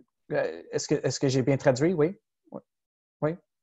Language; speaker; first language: French; non-native, fluent; English